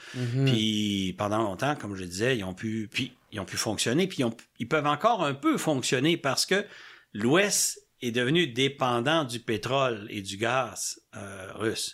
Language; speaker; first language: French; native; French